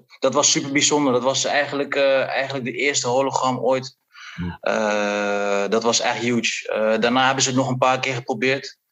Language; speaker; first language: Dutch; native; Dutch